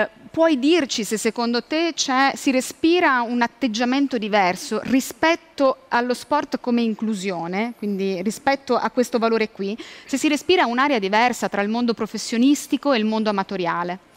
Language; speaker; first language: Italian; native; Italian